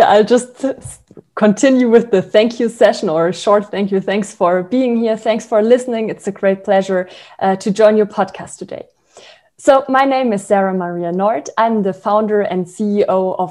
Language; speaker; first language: English; non-native, fluent; German